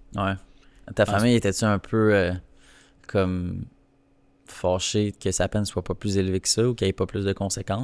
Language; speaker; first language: French; native; French